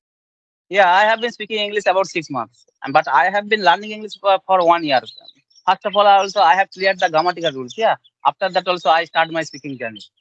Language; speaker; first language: English; non-native, learner; Bangla